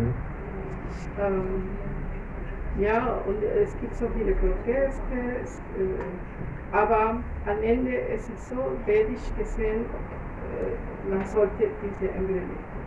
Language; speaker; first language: German; non-native, fluent; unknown